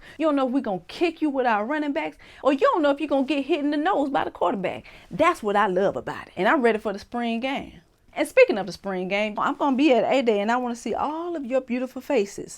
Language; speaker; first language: English; native; English